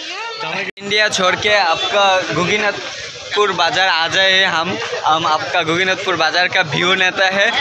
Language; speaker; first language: Hindi; non-native, learner; Bangla